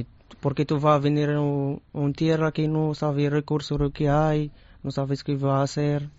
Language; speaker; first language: Spanish; non-native, learner; Arabic